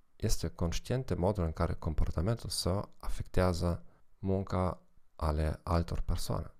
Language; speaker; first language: Romanian; non-native, learner; German